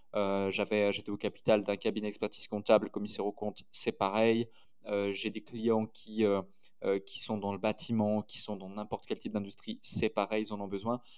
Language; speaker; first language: French; native; French